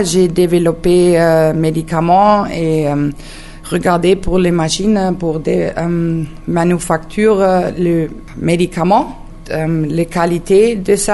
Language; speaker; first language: French; non-native, learner; German